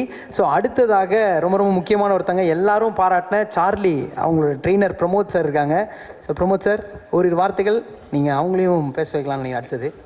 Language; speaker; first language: Tamil; native; Tamil